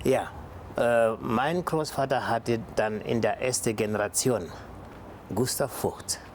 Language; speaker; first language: German; non-native, local second language; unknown